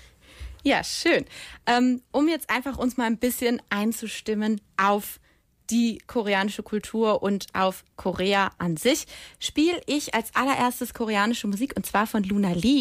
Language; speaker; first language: German; native; German